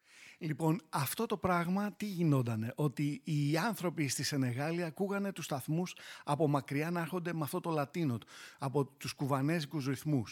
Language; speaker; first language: Greek; native; Greek